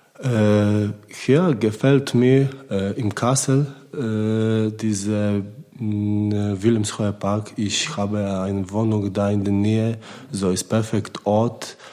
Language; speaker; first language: German; non-native, learner; Polish